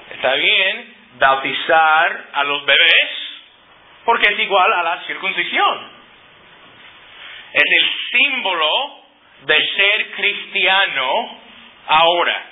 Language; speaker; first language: Spanish; non-native, fluent; English